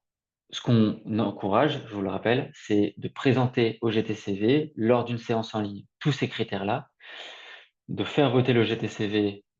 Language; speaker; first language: French; native; French